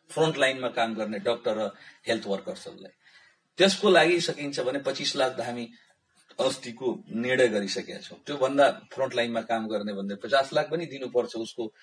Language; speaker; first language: Nepali; non-native, local second language; Bhojpuri